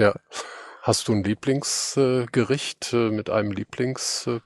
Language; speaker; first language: German; native; German